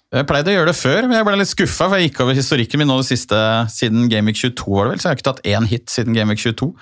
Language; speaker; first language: Norwegian; native; Norwegian